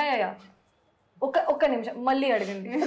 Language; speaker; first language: Telugu; non-native, fluent; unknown